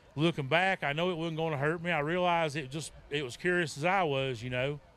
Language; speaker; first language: English; native; English